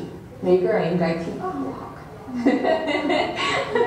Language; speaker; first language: Chinese; non-native, learner; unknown